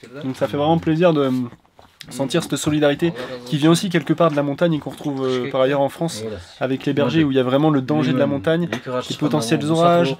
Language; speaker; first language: French; native; French